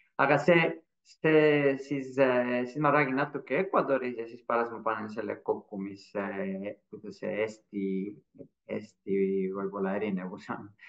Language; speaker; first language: Estonian; non-native, fluent; Spanish